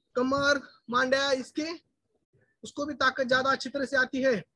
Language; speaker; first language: Hindi; non-native, local second language; Marathi